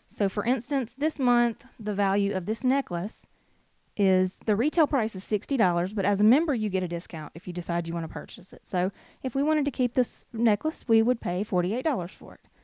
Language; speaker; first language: English; native; English